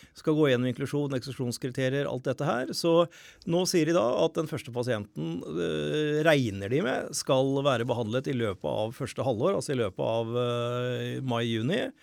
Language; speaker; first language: Norwegian; native; Norwegian